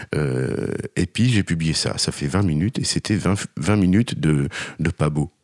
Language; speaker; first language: French; native; French